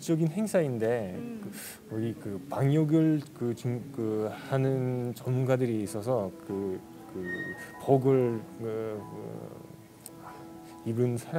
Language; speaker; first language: Korean; non-native, fluent; Russian